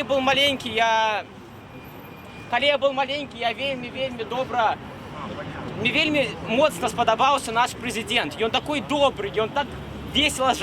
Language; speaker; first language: Belarusian; non-native, local second language; Russian